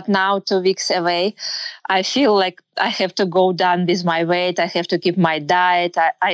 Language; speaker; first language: English; non-native, learner; Russian